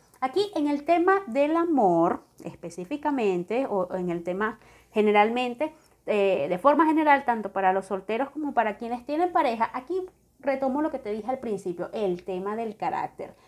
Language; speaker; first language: Spanish; native; Spanish